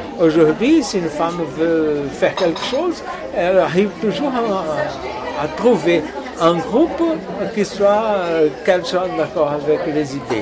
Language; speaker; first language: French; non-native, fluent; Portuguese